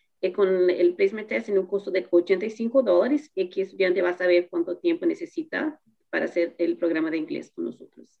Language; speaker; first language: Spanish; non-native, learner; Portuguese